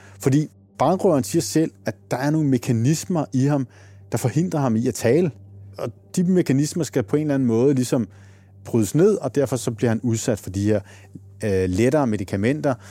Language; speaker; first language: Danish; native; Danish